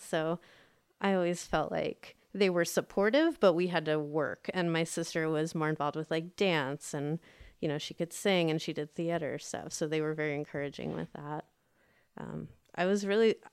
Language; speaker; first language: English; native; English